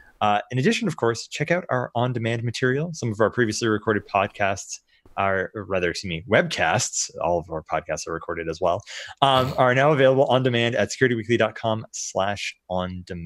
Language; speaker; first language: English; native; English